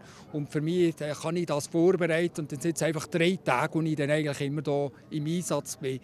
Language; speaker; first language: German; native; German